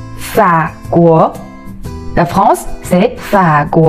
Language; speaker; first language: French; non-native, fluent; Chinese